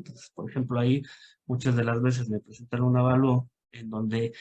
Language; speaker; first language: Spanish; native; Spanish